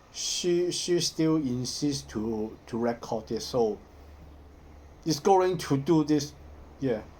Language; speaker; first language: English; non-native, learner; Cantonese